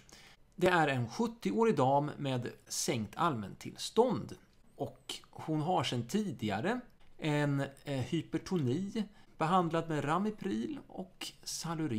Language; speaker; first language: Swedish; native; Swedish